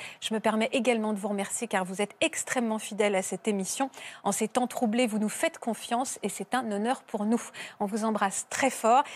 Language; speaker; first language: French; native; French